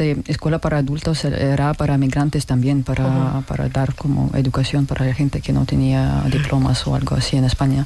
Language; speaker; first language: Spanish; non-native, learner; Russian